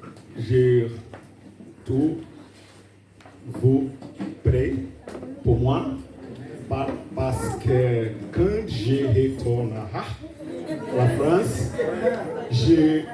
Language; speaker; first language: French; non-native, learner; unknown